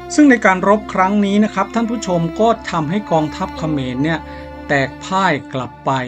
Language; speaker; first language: Thai; native; Thai